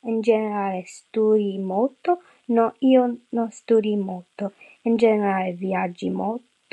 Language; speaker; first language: Italian; non-native, learner; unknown